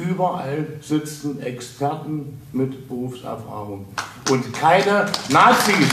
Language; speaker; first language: German; native; German